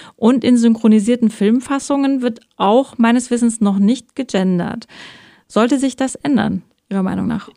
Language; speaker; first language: German; early bilingual, other home language; Persian